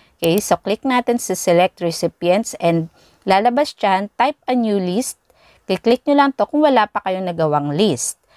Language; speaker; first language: Filipino; native; Filipino